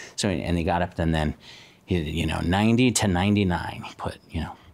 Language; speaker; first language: English; native; English